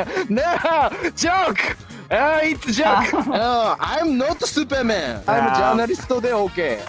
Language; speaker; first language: English; non-native, learner; Japanese